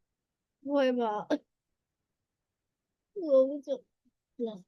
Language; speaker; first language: Chinese; early bilingual, heritage; Chinese